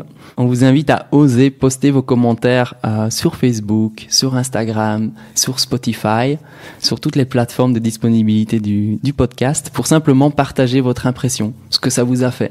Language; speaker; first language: French; native; French